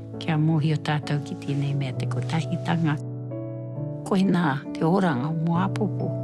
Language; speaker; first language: Māori; native; Māori